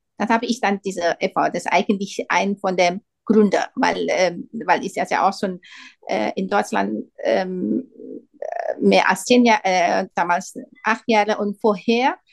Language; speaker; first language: German; non-native, learner; Indonesian